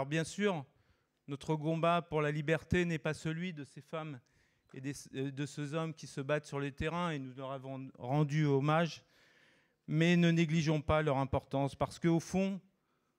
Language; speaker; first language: French; native; French